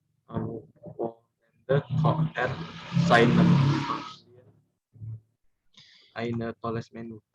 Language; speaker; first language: German; non-native, learner; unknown